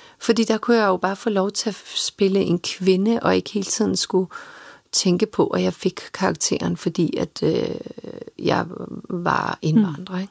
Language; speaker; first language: Danish; early bilingual, other home language; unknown